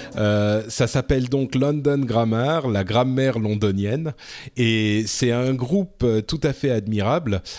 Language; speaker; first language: French; native; French